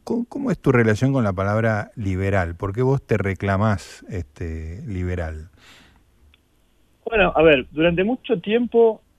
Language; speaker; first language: Spanish; native; Spanish